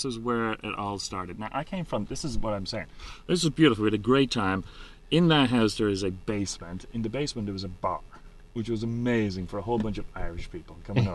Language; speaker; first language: English; native; English